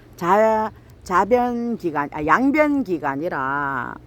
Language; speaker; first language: Korean; native; Korean